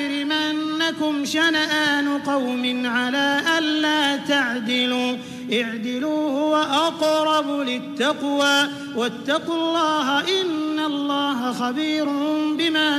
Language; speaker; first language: Arabic; native; Arabic